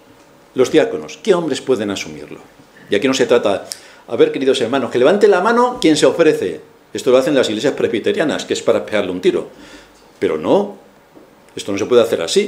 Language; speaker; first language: Spanish; native; Spanish